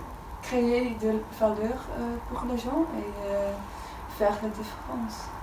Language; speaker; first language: French; non-native, learner; Dutch